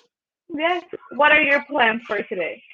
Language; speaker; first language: English; non-native, fluent; Spanish